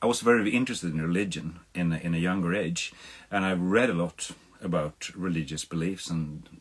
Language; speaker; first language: English; non-native, fluent; Swedish